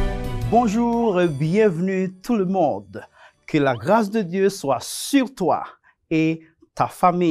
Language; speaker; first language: French; non-native, fluent; Spanish